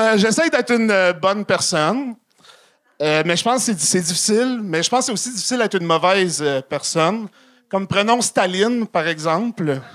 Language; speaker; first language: French; native; French